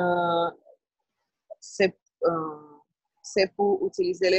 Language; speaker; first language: French; non-native, learner; Portuguese